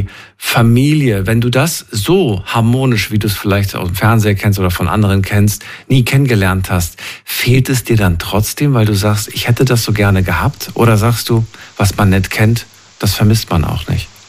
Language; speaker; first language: German; native; German